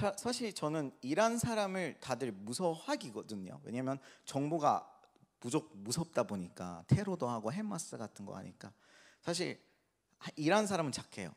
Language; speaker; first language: Korean; non-native, fluent; Persian